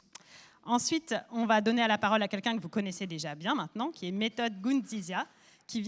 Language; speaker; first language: French; native; French